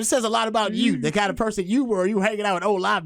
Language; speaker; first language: English; native; English